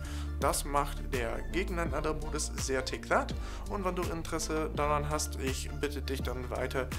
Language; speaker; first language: German; non-native, fluent; English